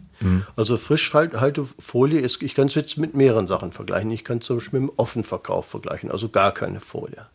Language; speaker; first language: German; native; German